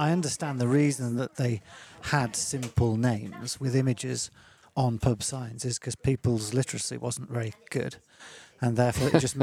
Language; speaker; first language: English; native; English